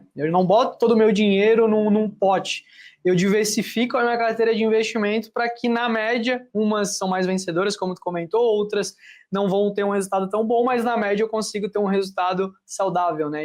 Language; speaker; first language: Portuguese; native; Portuguese